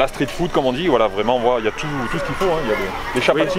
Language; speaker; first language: French; native; French